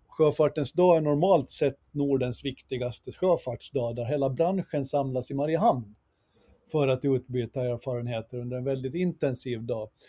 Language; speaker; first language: Swedish; native; Swedish